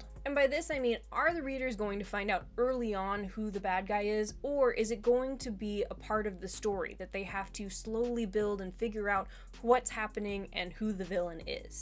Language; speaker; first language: English; native; English